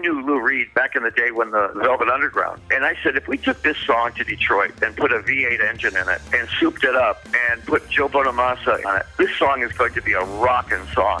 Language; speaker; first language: English; native; English